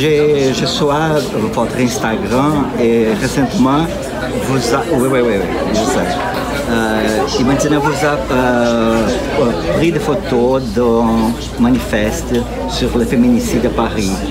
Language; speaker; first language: French; non-native, learner; Portuguese